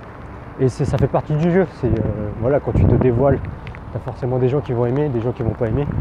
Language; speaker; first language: French; native; French